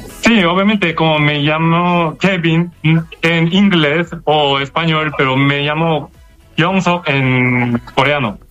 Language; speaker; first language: Spanish; non-native, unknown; Korean